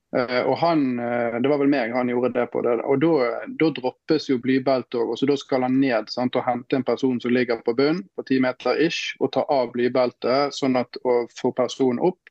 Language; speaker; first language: Norwegian; native; Norwegian